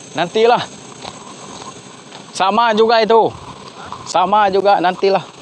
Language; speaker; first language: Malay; non-native, fluent; Filipino